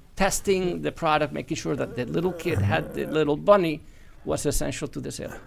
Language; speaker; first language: English; non-native, fluent; Spanish